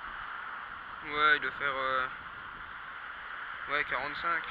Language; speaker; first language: French; native; French